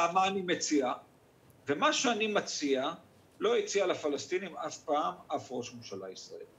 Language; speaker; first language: Hebrew; native; Hebrew